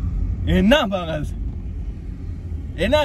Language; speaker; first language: Indonesian; non-native, learner; Urdu